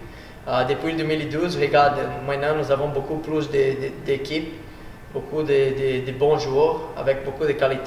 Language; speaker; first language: French; non-native, fluent; Portuguese